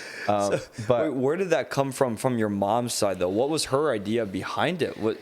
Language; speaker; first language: English; native; English